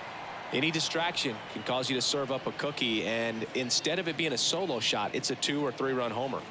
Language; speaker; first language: English; native; English